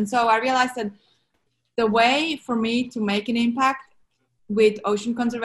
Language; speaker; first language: English; non-native, fluent; Swiss German